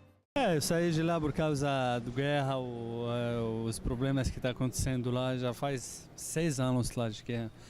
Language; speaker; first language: Portuguese; non-native, learner; Arabic